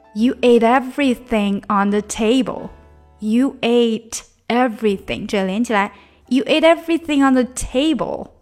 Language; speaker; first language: English; non-native, fluent; Chinese